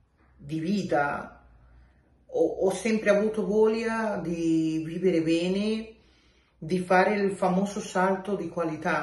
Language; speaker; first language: Italian; non-native, local second language; Spanish